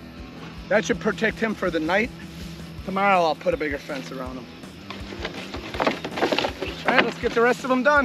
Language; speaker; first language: English; native; English